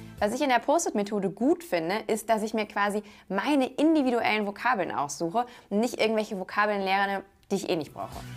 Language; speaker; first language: German; native; German